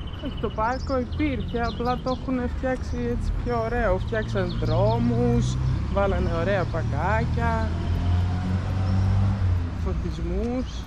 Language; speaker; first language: Greek; non-native, fluent; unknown